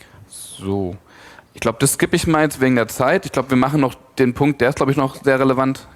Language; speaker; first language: German; native; German